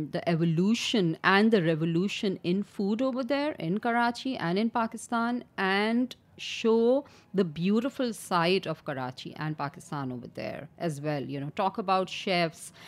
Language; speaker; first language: English; non-native, local second language; Urdu